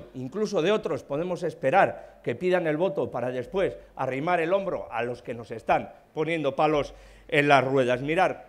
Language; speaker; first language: Spanish; native; Spanish